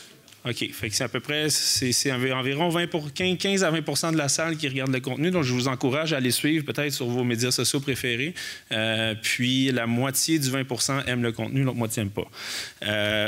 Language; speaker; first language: French; native; French